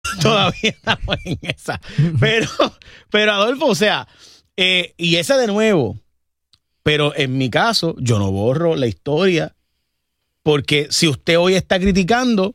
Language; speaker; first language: Spanish; native; Spanish